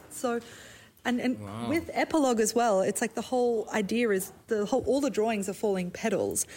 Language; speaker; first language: English; native; English